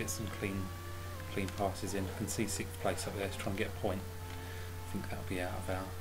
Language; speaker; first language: English; native; English